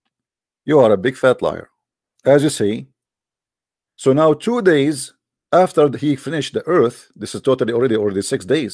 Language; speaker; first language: English; non-native, fluent; Arabic